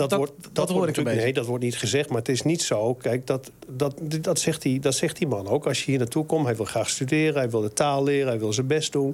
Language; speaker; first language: Dutch; native; Dutch